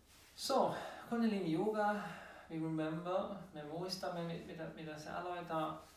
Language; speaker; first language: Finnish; non-native, learner; German